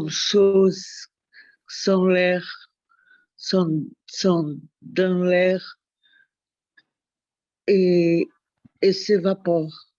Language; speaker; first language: French; non-native, learner; Portuguese